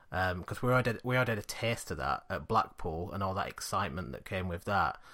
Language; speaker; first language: English; native; English